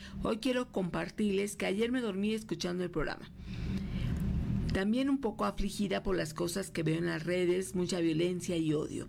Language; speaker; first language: Spanish; native; Spanish